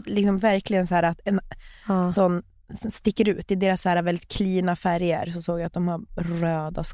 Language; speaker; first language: Swedish; native; Swedish